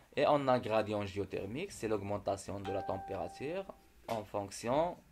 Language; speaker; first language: French; non-native, local second language; Arabic